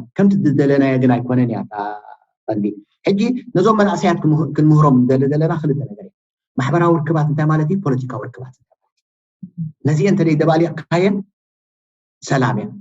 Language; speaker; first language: Tigrinya; native; Tigrinya